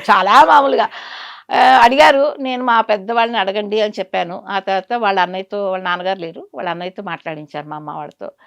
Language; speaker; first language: Telugu; native; Telugu